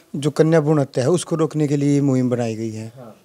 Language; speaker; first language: Hindi; native; Hindi